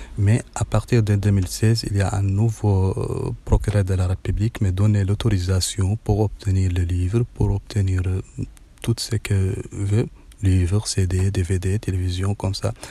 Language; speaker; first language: French; non-native, learner; Arabic